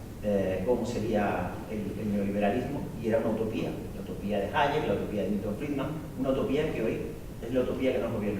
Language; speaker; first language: Spanish; native; Spanish